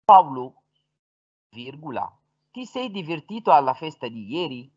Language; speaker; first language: Italian; non-native, fluent; Arabic